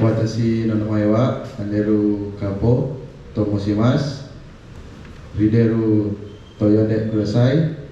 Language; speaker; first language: Japanese; non-native, learner; Indonesian